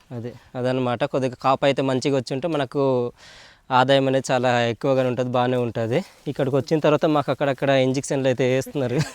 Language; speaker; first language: Telugu; non-native, local second language; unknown